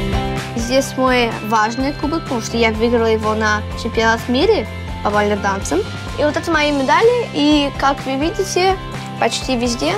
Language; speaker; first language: Russian; early bilingual, heritage; English